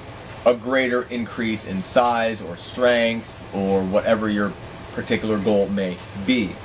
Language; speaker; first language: English; native; English